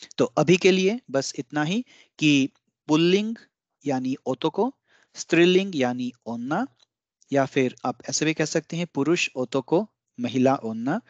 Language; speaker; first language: Hindi; non-native, local second language; Bangla